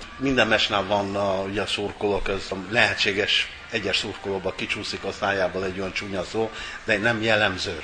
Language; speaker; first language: Hungarian; non-native, fluent; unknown